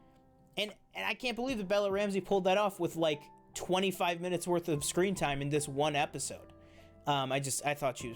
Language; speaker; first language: English; native; English